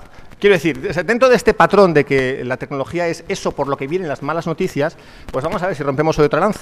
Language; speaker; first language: Spanish; native; Spanish